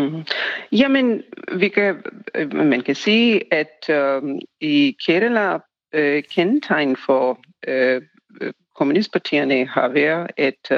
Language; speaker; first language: Danish; non-native, fluent; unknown